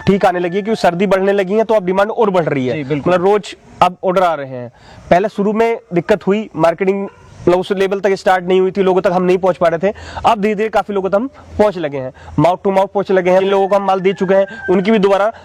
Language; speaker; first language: Hindi; native; Hindi